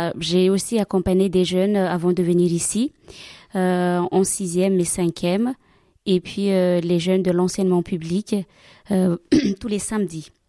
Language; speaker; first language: French; non-native, local second language; Malagasy